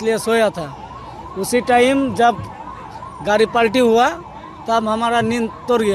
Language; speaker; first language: Hindi; non-native, local second language; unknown